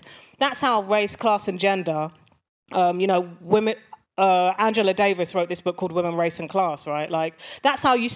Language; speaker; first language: English; native; English